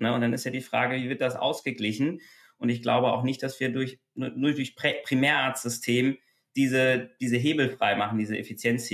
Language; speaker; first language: German; native; German